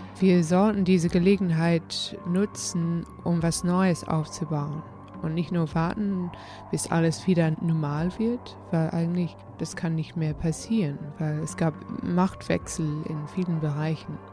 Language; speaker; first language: German; early bilingual, heritage; English